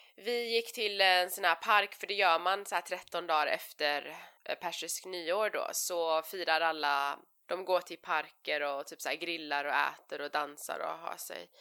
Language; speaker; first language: Swedish; early bilingual, other home language; Persian